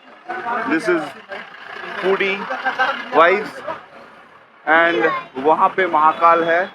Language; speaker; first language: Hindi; non-native, local second language; Bangla